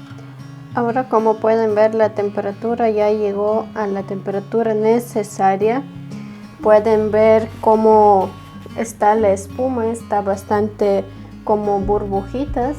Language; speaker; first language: Spanish; non-native, fluent; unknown